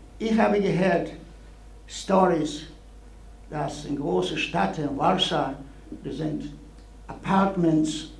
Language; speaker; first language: German; non-native, learner; Polish